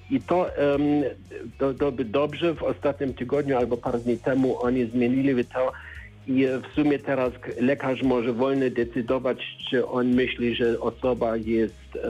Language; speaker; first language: Polish; non-native, learner; German